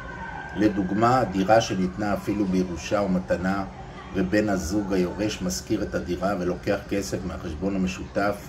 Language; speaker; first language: Hebrew; native; Hebrew